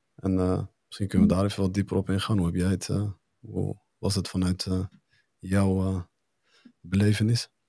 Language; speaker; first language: Dutch; early bilingual, other home language; Arabic